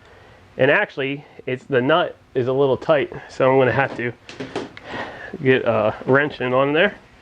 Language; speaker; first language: English; native; English